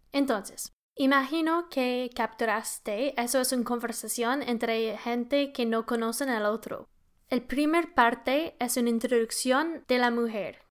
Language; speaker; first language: Spanish; non-native, learner; English